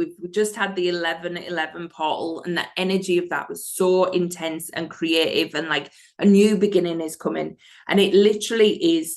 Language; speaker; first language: English; native; English